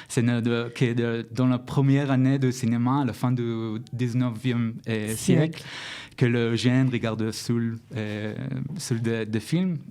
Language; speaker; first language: French; non-native, learner; Hebrew